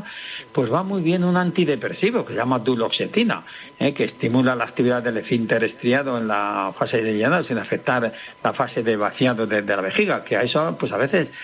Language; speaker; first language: Spanish; native; Spanish